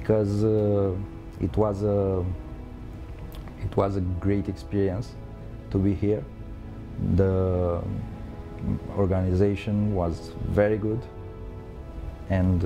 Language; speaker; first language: English; non-native, learner; Romanian